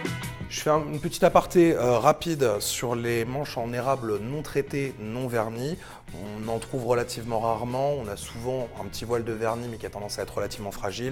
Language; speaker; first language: French; native; French